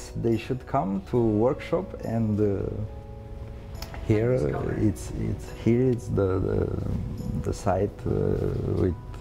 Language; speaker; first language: English; non-native, learner; Romanian